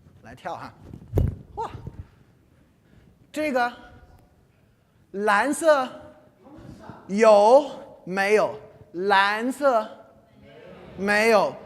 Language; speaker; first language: Chinese; non-native, fluent; English